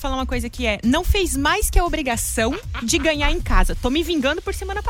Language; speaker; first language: Portuguese; native; Portuguese